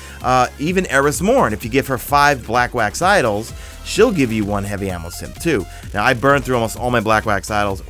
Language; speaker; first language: English; native; English